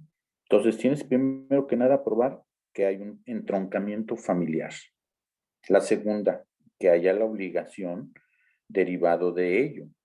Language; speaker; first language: Spanish; native; Spanish